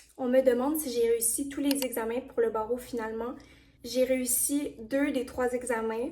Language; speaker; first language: French; native; French